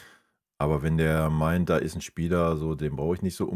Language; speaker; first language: German; native; German